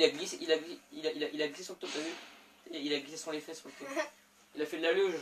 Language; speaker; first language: French; native; French